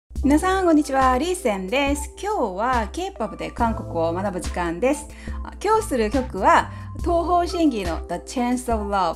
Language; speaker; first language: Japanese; non-native, fluent; Korean